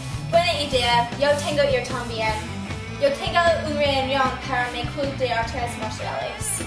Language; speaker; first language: Spanish; non-native, learner; English